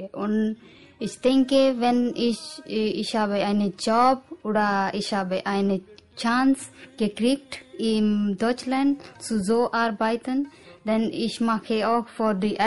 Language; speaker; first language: German; non-native, learner; Punjabi